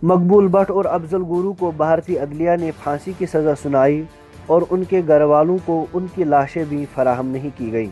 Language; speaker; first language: Urdu; non-native, local second language; Kashmiri